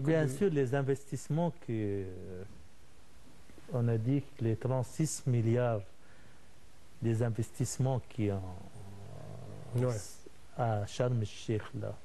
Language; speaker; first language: French; non-native, fluent; Arabic